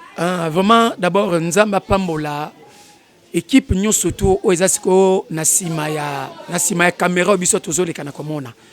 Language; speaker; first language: Lingala; native; Lingala